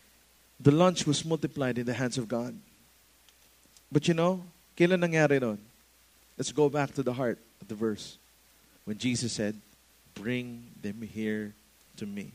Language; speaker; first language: English; non-native, local second language; Filipino